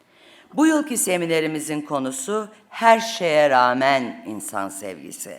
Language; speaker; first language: Turkish; native; Turkish